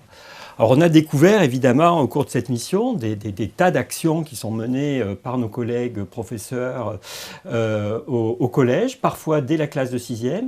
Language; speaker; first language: French; native; French